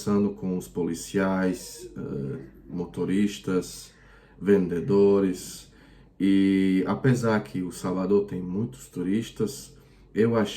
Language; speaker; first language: Portuguese; non-native, fluent; Croatian